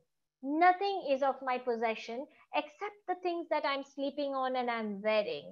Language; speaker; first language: English; non-native, local second language; Gujarati